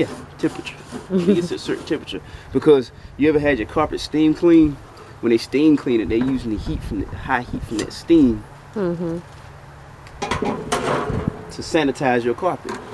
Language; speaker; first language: English; native; English